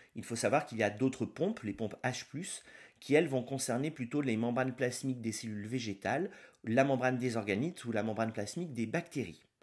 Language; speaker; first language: French; native; French